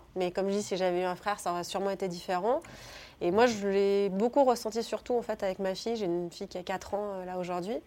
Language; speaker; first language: French; native; French